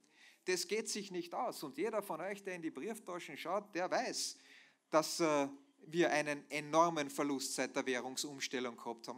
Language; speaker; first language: German; native; German